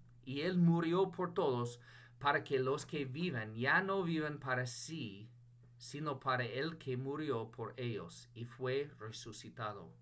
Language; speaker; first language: Spanish; non-native, fluent; English